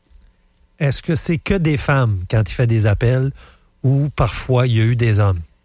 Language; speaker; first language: French; native; French